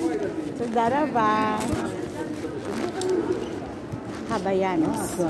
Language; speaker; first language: Hebrew; non-native, learner; Filipino